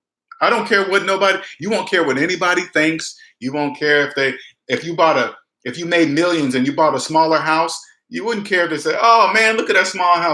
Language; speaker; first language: English; native; English